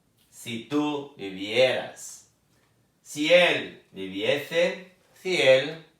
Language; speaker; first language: Spanish; non-native, fluent; Portuguese